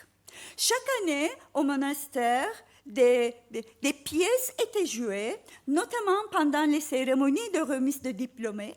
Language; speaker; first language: French; non-native, fluent; Turkish